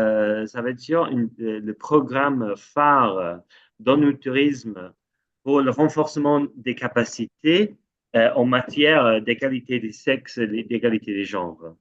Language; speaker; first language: French; non-native, fluent; English